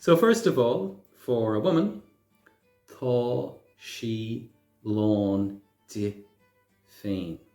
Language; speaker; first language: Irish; non-native, local second language; English